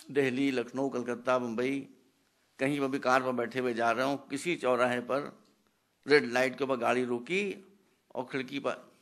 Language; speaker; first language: Hindi; native; Hindi